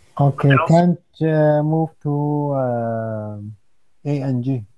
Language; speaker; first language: English; non-native, learner; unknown